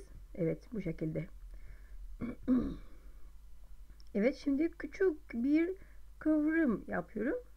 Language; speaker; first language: Turkish; non-native, fluent; Arabic